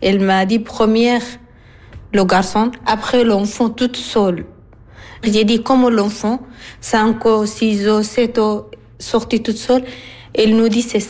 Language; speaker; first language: French; non-native, learner; Arabic